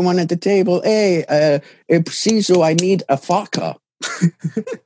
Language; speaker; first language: English; early bilingual, other home language; Portuguese